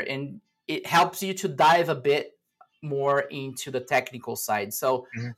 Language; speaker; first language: English; non-native, fluent; Portuguese